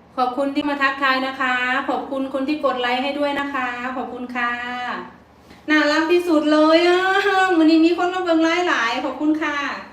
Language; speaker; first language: Thai; native; Thai